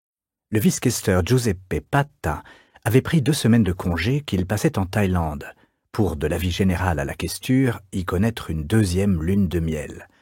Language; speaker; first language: French; native; French